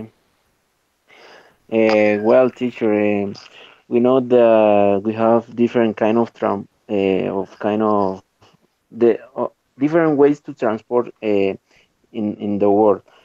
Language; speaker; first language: English; non-native, learner; Spanish